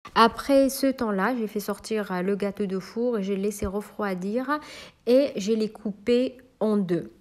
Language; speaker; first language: French; non-native, local second language; Arabic